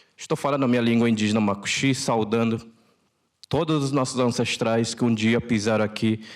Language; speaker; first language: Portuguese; non-native, local second language; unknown